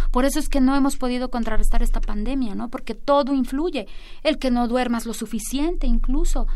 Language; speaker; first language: Spanish; native; Spanish